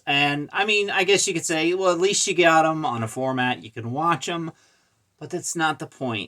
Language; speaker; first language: English; native; English